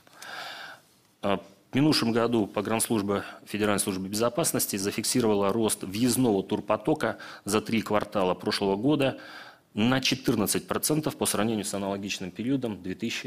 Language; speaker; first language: Russian; native; Russian